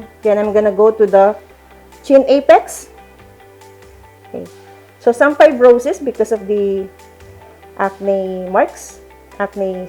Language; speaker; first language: English; non-native, local second language; Filipino